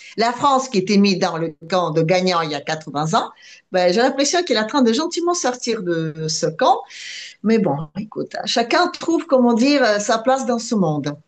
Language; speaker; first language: French; non-native, fluent; Russian